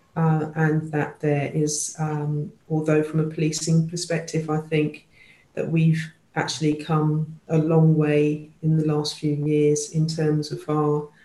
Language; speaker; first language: English; native; English